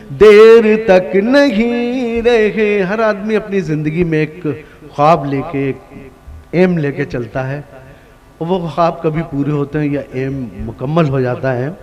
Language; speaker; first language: Urdu; native; Urdu